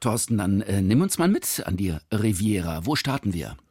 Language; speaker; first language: German; native; German